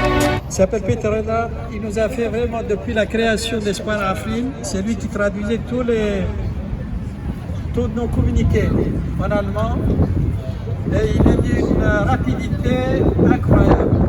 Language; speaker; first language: French; non-native, fluent; Kurdish